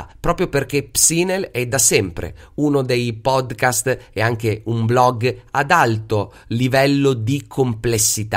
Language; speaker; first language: Italian; native; Italian